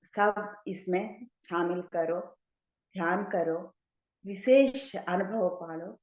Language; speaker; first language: Hindi; non-native, local second language; Telugu